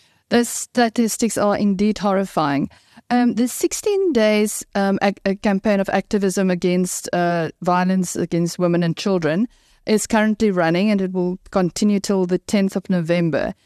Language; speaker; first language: English; non-native, local second language; Afrikaans